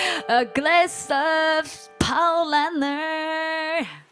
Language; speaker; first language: English; non-native, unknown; Korean